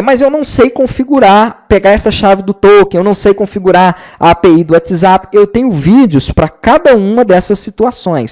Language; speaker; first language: Portuguese; native; Portuguese